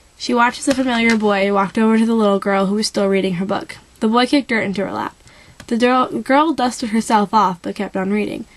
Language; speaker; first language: English; native; English